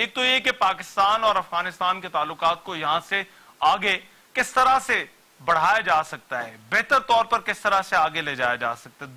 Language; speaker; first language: Urdu; native; Urdu